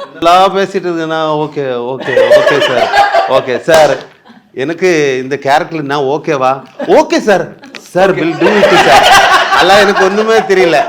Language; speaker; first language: Tamil; non-native, learner; Malayalam